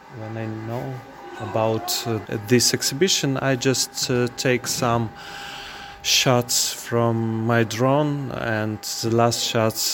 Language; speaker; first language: English; non-native, learner; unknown